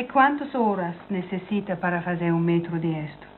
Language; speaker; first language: Portuguese; non-native, learner; English